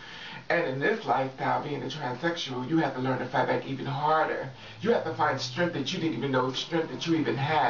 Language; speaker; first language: English; native; English